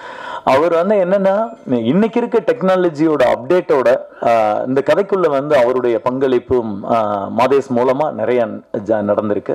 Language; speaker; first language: Tamil; native; Tamil